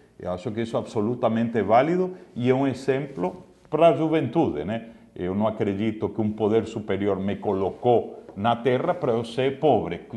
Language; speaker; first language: Portuguese; non-native, fluent; Spanish